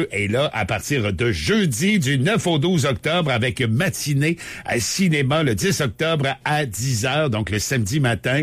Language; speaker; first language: French; native; French